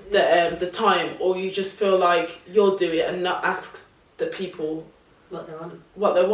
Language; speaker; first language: English; native; English